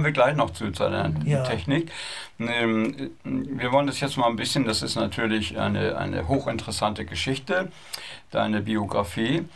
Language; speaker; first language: German; native; German